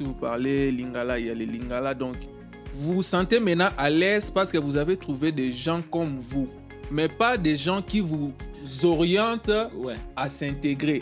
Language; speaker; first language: French; non-native, local second language; Lingala